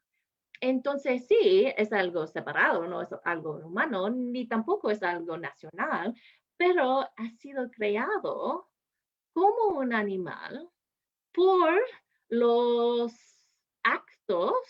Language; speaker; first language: Spanish; non-native, fluent; English